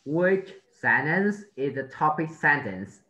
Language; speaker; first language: English; non-native, learner; Vietnamese